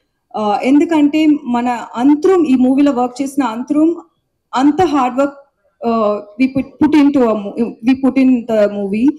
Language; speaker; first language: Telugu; non-native, learner; Tamil